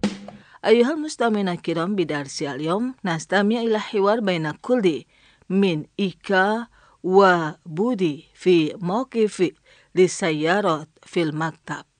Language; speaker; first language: Arabic; non-native, fluent; Indonesian